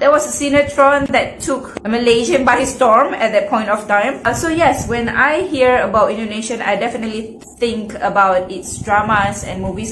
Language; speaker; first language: English; non-native, local second language; Malay